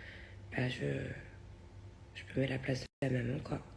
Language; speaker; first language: French; native; French